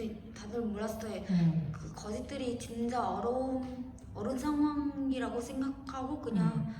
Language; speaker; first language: Korean; non-native, fluent; Vietnamese